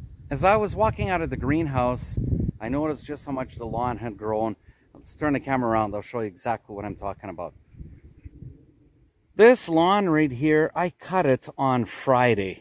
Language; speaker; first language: English; native; English